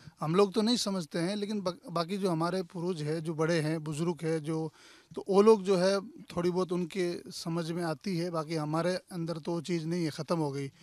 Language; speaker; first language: Hindi; native; Hindi